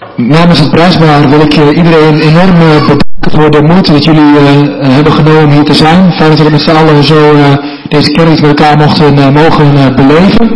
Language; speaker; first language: Dutch; native; Dutch